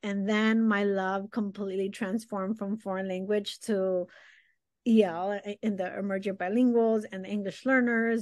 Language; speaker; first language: English; early bilingual, other home language; Spanish